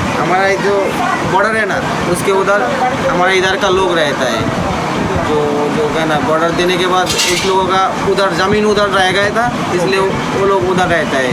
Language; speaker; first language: Hindi; non-native, local second language; Bangla